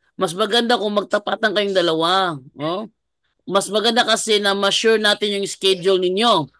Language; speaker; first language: Filipino; non-native, local second language; Cebuano